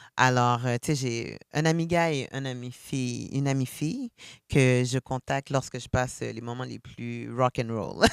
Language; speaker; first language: French; early bilingual, other home language; Haitian Creole